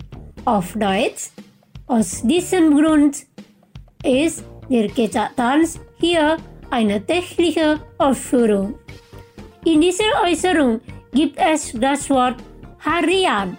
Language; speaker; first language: German; non-native, fluent; Indonesian